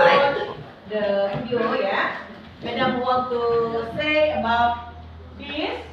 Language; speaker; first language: English; non-native, learner; Indonesian